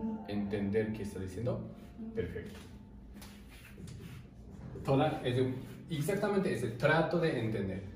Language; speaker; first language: Spanish; non-native, learner; Japanese